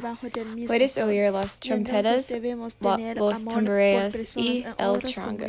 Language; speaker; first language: Spanish; non-native, learner; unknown